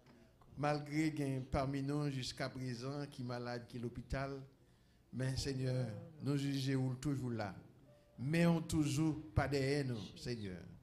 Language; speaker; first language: French; non-native, local second language; Haitian Creole